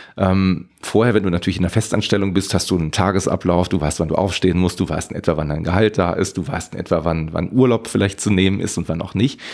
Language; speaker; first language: German; native; German